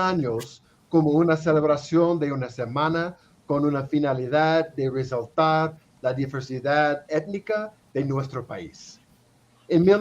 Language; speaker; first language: Spanish; non-native, fluent; English